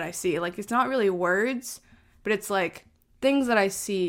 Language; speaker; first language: English; early bilingual, other home language; Spanish